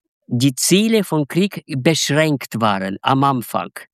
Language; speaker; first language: German; non-native, learner; Russian